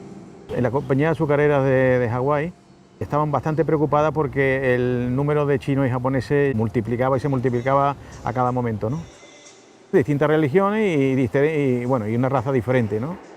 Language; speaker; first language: Spanish; native; Spanish